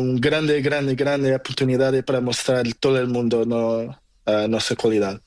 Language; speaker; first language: Spanish; non-native, learner; Portuguese